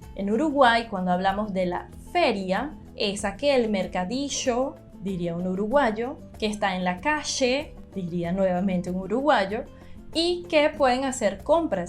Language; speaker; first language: Spanish; non-native, fluent; Portuguese